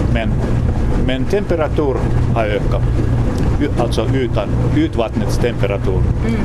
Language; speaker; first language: Swedish; non-native, local second language; Finnish